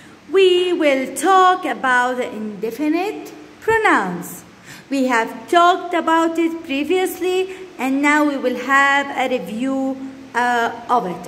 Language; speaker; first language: English; non-native, fluent; Arabic